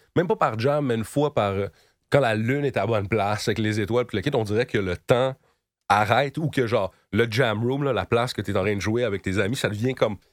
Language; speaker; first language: French; native; French